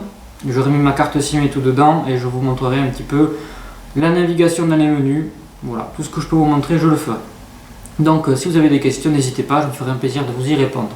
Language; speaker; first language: French; native; French